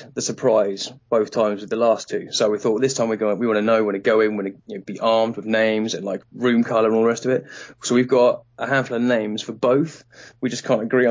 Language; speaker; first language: English; native; English